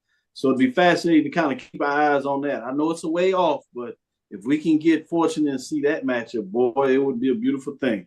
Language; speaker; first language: English; native; English